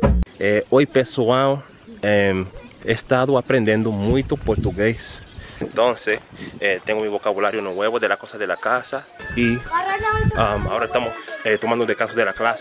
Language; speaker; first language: Spanish; early bilingual, heritage; Spanish